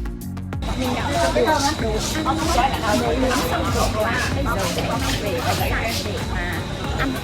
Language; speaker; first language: Vietnamese; native; Vietnamese